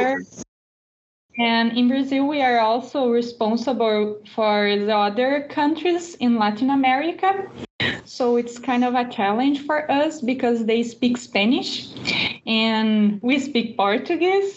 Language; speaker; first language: English; non-native, fluent; Portuguese